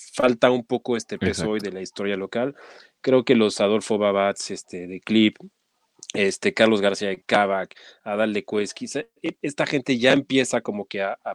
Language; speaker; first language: Spanish; non-native, fluent; French